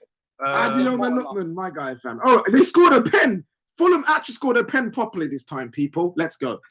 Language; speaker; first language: English; native; English